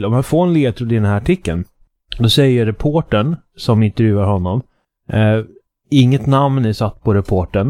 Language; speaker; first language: Swedish; native; Swedish